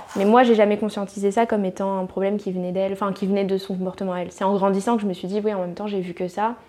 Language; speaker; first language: French; native; French